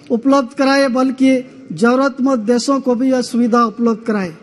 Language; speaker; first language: Hindi; native; Hindi